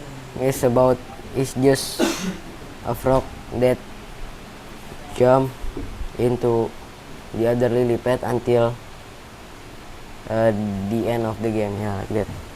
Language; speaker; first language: English; non-native, learner; Indonesian